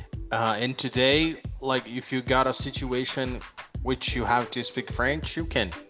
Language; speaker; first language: English; non-native, fluent; Portuguese